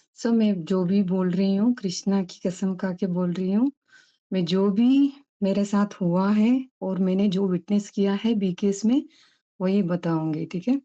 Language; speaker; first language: Hindi; non-native, local second language; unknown